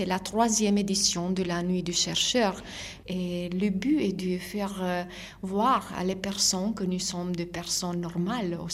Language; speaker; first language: French; non-native, fluent; Italian